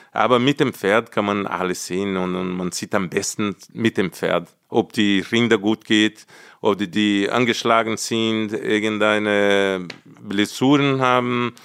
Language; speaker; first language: German; non-native, fluent; Portuguese